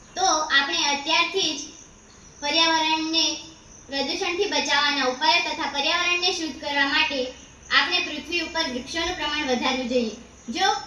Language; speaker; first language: Gujarati; non-native, local second language; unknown